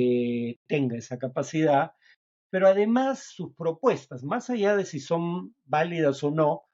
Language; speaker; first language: Spanish; native; Spanish